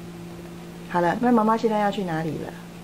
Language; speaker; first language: Chinese; native; Chinese